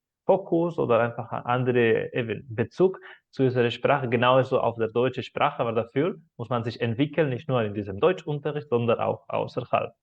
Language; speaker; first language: German; non-native, fluent; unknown